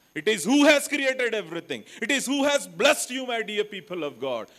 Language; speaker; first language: English; non-native, local second language; Marathi